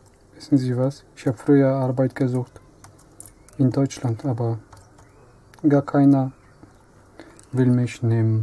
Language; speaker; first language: German; non-native, learner; Polish